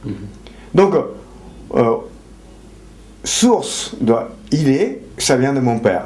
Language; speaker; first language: French; non-native, fluent; Japanese